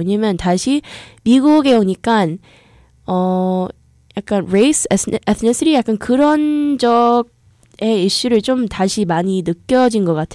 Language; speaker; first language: Korean; early bilingual, heritage; English